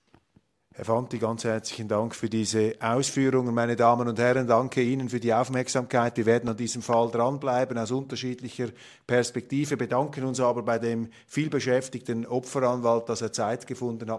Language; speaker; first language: German; native; German